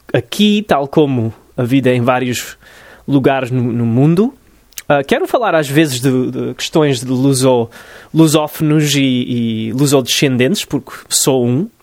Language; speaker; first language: Portuguese; early bilingual, other home language; English